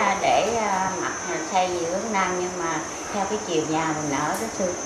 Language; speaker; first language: Vietnamese; native; Vietnamese